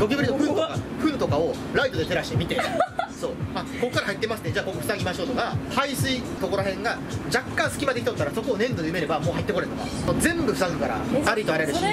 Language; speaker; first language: Japanese; native; Japanese